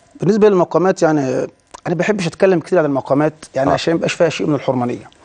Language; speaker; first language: Arabic; native; Arabic